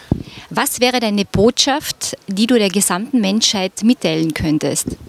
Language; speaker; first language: German; native; German